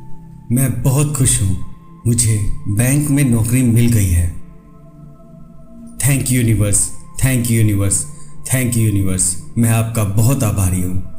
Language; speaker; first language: Hindi; native; Hindi